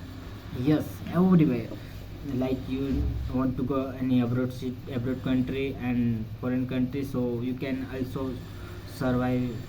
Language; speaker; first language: English; non-native, learner; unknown